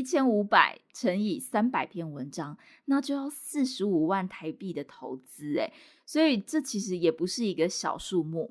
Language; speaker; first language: Chinese; native; Chinese